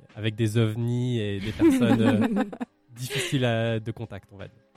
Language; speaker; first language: French; native; French